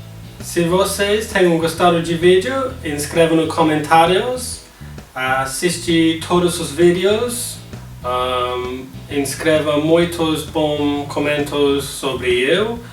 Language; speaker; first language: Portuguese; non-native, learner; English